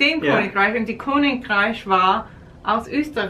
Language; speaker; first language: German; non-native, learner; English